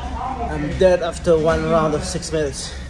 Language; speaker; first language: English; non-native, learner; French